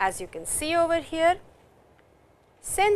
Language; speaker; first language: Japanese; non-native, fluent; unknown